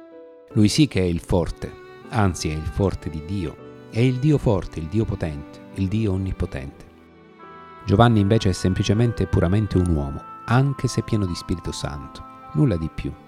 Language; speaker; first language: Italian; native; Italian